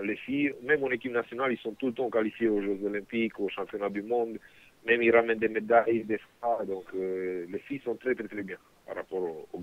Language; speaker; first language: French; non-native, fluent; Romanian